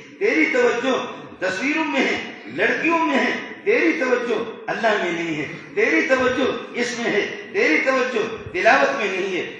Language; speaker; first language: Urdu; non-native, local second language; Brahui